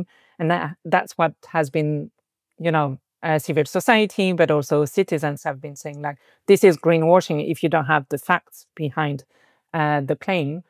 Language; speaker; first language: English; non-native, fluent; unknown